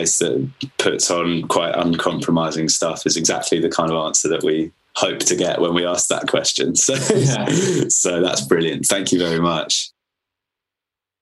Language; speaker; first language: English; native; English